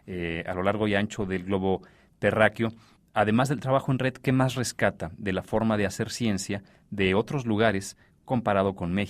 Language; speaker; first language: Spanish; native; Spanish